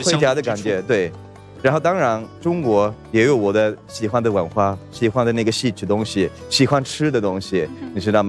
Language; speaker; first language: Chinese; non-native, fluent; Swedish